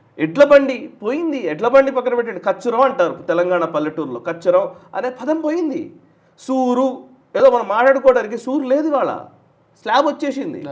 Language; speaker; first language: Telugu; native; Telugu